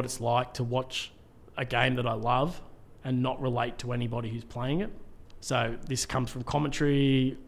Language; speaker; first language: English; native; English